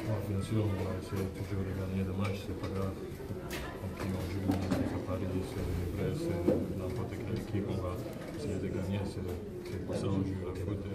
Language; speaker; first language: French; non-native, fluent; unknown